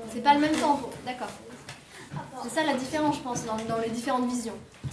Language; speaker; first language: French; native; French